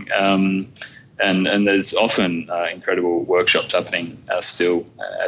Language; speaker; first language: English; native; English